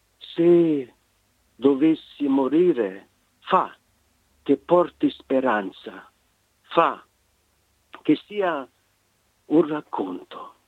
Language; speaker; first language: Italian; native; Italian